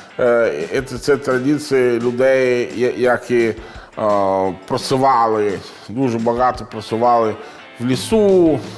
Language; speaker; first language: Ukrainian; non-native, learner; Italian